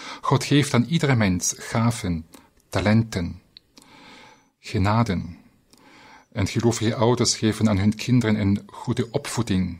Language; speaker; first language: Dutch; non-native, fluent; German